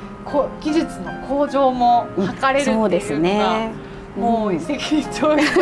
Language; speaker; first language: Japanese; native; Japanese